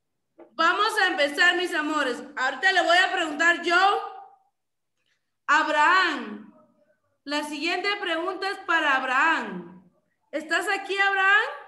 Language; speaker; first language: Spanish; native; Spanish